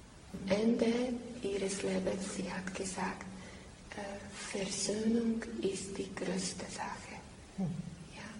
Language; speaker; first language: German; non-native, learner; Slovak